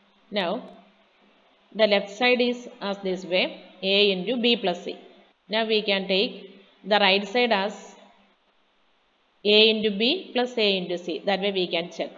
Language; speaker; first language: English; non-native, local second language; Malayalam